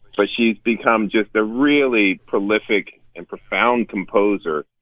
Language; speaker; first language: English; native; English